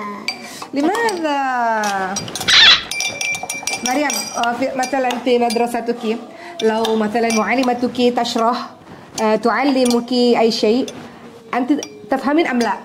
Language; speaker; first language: Arabic; non-native, learner; Indonesian